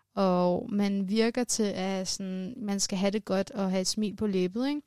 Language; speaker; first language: Danish; early bilingual, other home language; Persian